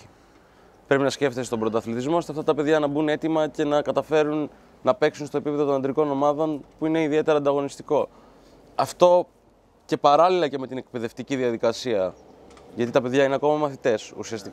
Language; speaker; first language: Greek; native; Greek